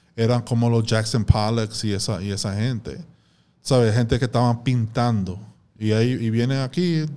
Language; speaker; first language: Spanish; early bilingual, heritage; Spanish